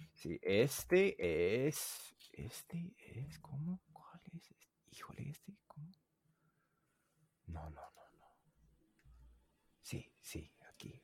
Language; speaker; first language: Spanish; non-native, learner; English